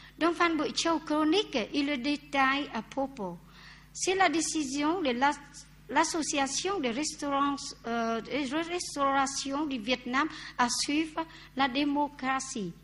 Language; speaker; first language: French; non-native, fluent; Vietnamese